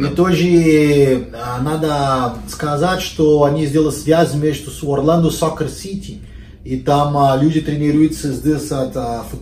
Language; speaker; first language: Russian; non-native, fluent; Portuguese